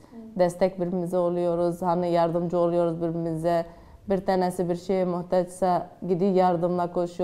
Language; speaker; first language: Turkish; non-native, learner; Arabic